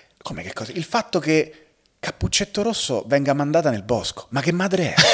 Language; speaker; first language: Italian; native; Italian